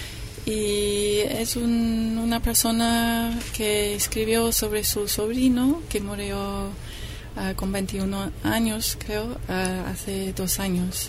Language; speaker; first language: Spanish; non-native, fluent; English